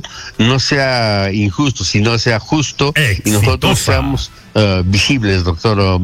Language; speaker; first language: Spanish; native; Spanish